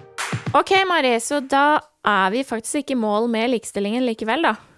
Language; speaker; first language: Norwegian; native; Norwegian